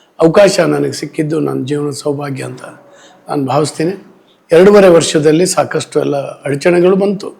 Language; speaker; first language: Kannada; native; Kannada